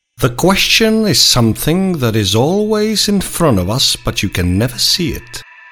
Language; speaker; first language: English; non-native, fluent; Czech